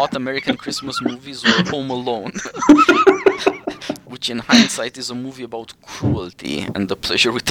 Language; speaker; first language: English; non-native, fluent; Romanian